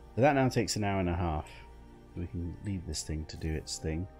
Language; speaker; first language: English; native; English